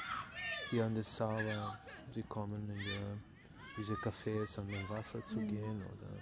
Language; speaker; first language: German; non-native, fluent; Serbian